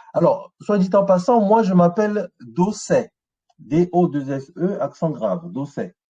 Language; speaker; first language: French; non-native, local second language; Ewe